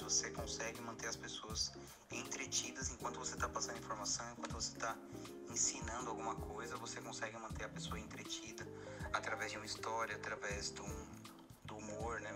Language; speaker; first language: Portuguese; native; Portuguese